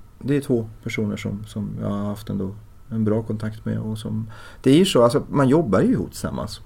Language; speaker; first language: Swedish; early bilingual, other home language; Persian